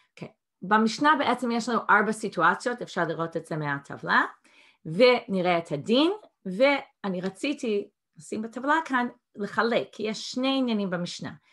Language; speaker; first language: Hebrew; non-native, fluent; English